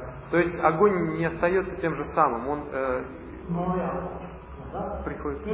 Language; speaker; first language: Russian; native; Russian